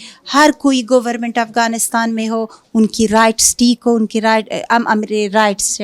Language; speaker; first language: Hindi; non-native, fluent; Punjabi